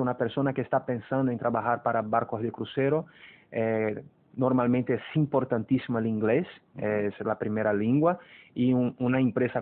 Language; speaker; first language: Spanish; non-native, fluent; Portuguese